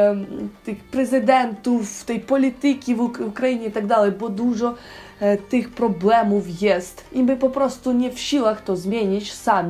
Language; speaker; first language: Polish; non-native, learner; Ukrainian